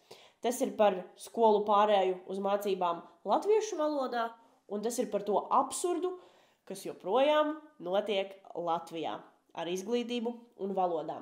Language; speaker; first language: Latvian; native; Latvian